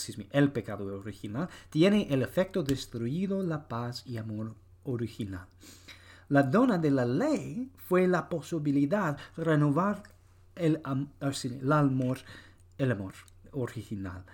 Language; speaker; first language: Spanish; non-native, learner; English